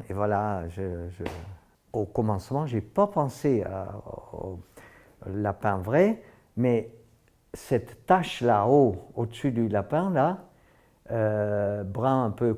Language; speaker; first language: French; non-native, fluent; Dutch